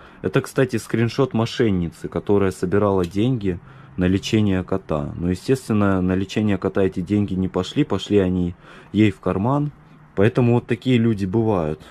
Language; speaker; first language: Russian; native; Russian